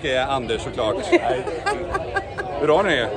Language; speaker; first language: Swedish; native; Swedish